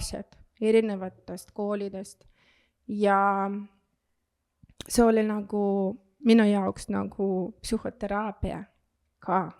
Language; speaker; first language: Estonian; non-native, local second language; Russian